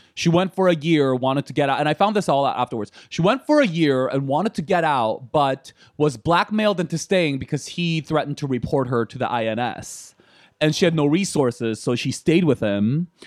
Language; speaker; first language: English; early bilingual, other home language; Korean